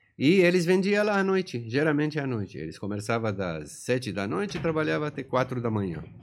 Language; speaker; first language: Portuguese; non-native, fluent; Persian